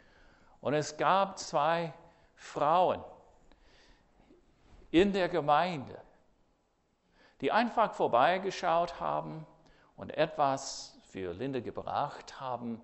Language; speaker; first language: German; non-native, fluent; English